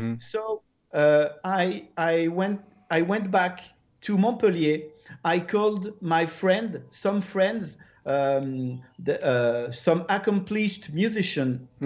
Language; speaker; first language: English; non-native, learner; French